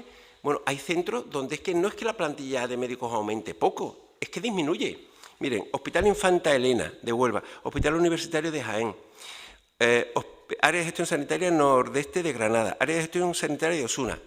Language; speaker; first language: Spanish; native; Spanish